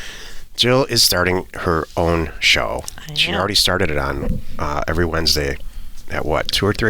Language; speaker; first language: English; native; English